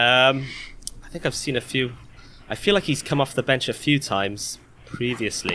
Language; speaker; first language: English; native; English